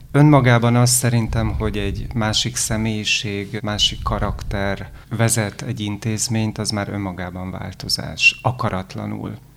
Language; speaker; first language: Hungarian; native; Hungarian